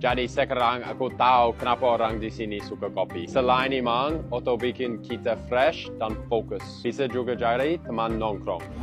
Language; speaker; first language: Indonesian; non-native, fluent; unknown